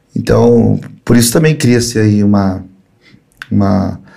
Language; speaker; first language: Portuguese; early bilingual, other home language; Spanish